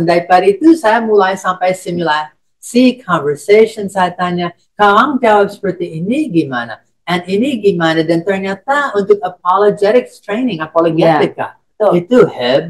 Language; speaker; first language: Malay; non-native, fluent; English